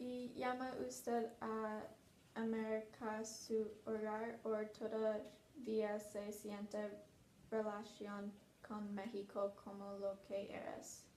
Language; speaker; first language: Spanish; non-native, learner; English